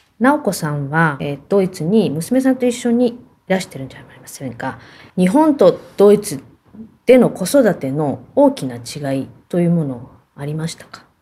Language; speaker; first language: Japanese; native; Japanese